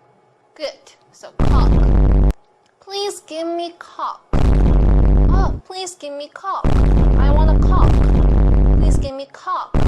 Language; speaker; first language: English; non-native, fluent; Korean